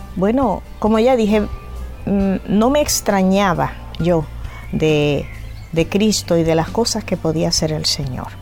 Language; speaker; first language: Spanish; native; Spanish